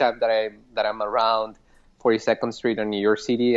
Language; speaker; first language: English; non-native, fluent; Spanish